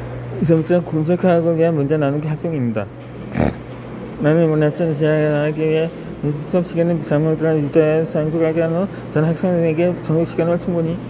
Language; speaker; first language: Korean; native; Korean